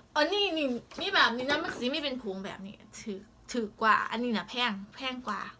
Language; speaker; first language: Thai; native; Thai